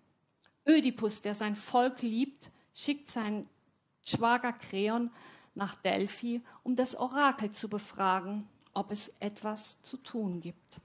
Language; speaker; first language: German; native; German